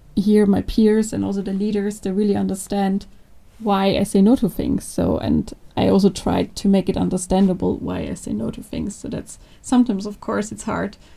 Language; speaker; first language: English; non-native, fluent; German